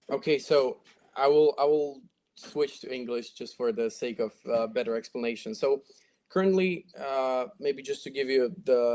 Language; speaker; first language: English; non-native, fluent; Slovak